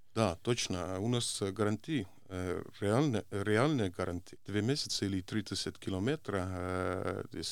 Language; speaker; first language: Russian; non-native, local second language; Estonian